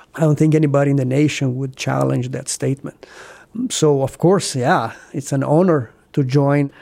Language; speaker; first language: English; non-native, fluent; Portuguese